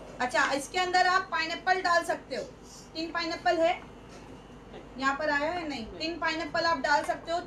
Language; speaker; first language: Hindi; native; Hindi